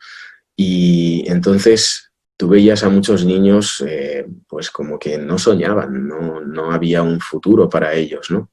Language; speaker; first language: Spanish; early bilingual, other home language; Russian